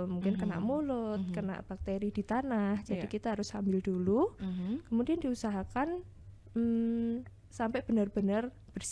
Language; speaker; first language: Indonesian; native; Indonesian